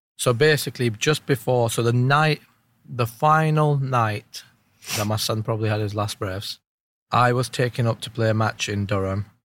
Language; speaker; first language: English; early bilingual, other home language; Urdu